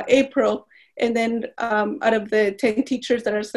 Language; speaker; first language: English; non-native, fluent; Spanish